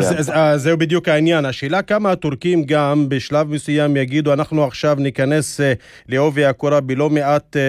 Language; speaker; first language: Hebrew; non-native, local second language; Arabic